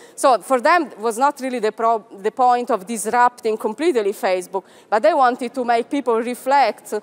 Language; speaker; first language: English; non-native, fluent; Italian